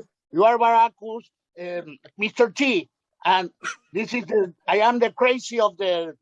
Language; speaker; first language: English; non-native, learner; Spanish